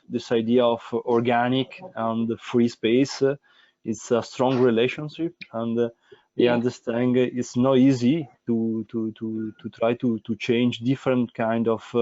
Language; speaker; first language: English; non-native, fluent; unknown